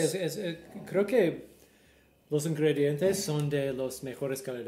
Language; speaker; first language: Spanish; non-native, learner; English